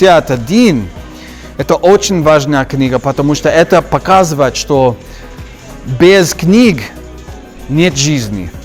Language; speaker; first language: Russian; non-native, fluent; English